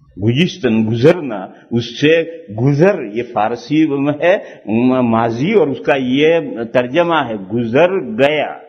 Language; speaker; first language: Urdu; non-native, local second language; Gujarati